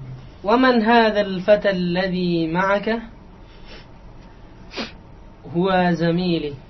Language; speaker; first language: Arabic; non-native, learner; Indonesian